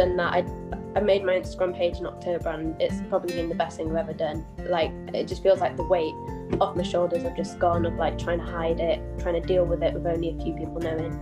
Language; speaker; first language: English; native; English